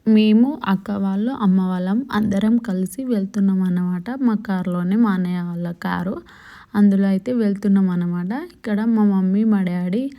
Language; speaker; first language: Telugu; non-native, local second language; Lambadi